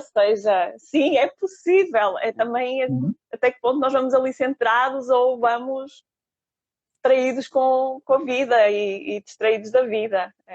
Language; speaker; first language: Portuguese; native; Portuguese